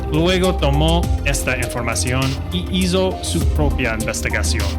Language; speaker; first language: Spanish; non-native, fluent; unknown